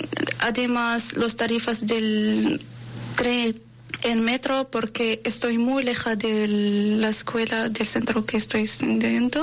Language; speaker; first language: Spanish; non-native, learner; Arabic